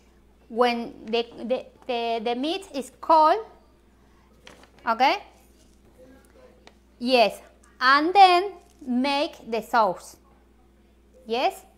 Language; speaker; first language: English; non-native, learner; Spanish